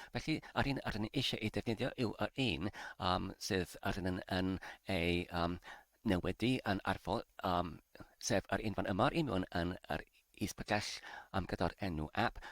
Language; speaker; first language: Welsh; non-native, learner; English